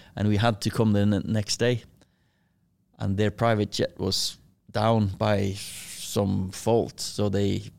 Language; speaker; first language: English; non-native, fluent; Norwegian